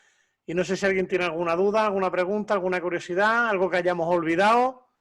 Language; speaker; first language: Spanish; native; Spanish